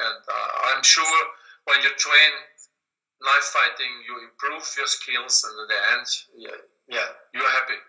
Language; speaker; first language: English; non-native, learner; German